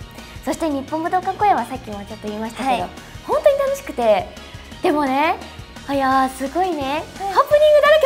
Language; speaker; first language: Japanese; native; Japanese